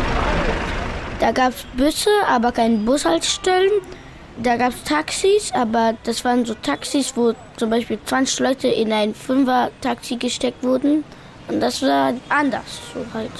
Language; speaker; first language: German; early bilingual, other home language; Pashto